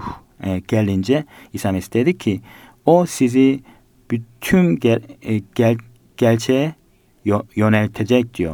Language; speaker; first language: Turkish; non-native, fluent; Korean